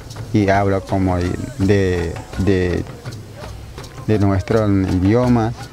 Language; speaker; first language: Spanish; non-native, local second language; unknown